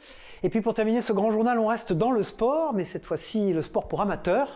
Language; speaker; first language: French; native; French